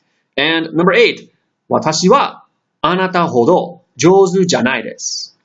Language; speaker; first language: Japanese; non-native, fluent; English